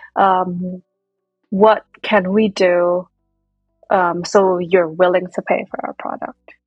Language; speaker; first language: English; non-native, fluent; Indonesian